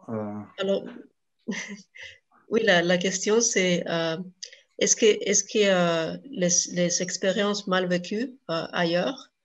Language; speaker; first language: French; non-native, fluent; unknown